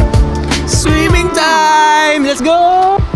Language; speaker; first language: English; non-native, local second language; Filipino